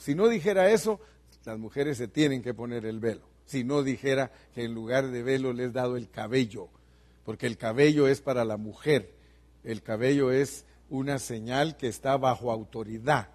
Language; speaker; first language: Spanish; native; Spanish